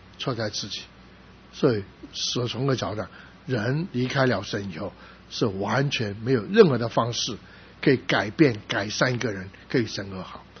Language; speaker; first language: Chinese; non-native, local second language; Cantonese